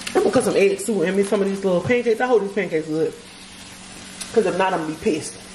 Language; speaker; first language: English; native; English